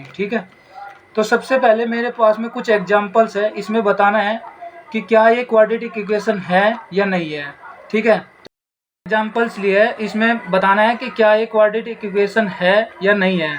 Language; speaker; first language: Hindi; native; Hindi